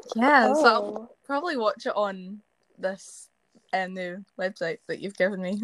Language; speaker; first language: English; native; English